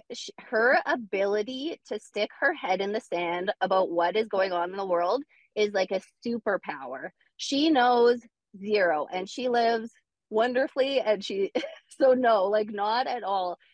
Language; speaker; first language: English; native; English